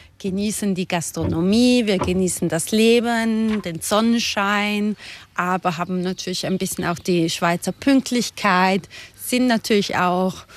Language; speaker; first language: German; native; German